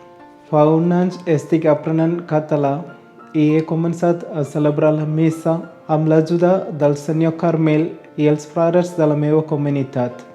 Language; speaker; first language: Catalan; non-native, learner; Tamil